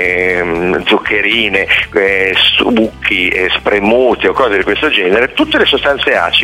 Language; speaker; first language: Italian; native; Italian